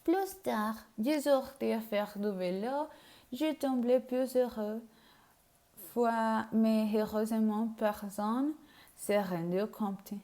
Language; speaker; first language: French; non-native, learner; Spanish